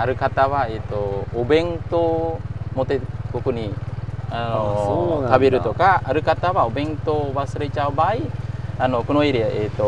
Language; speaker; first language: Japanese; non-native, fluent; Khmer